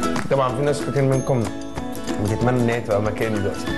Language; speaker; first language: Arabic; native; Arabic